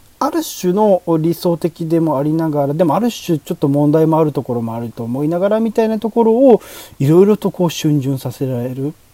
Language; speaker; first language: Japanese; native; Japanese